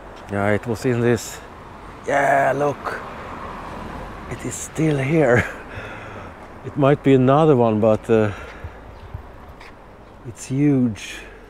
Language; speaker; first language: English; non-native, fluent; Swedish